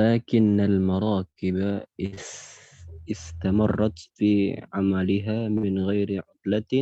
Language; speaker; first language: Arabic; non-native, learner; Indonesian